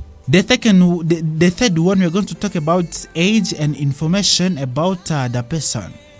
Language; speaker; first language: English; non-native, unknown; Swahili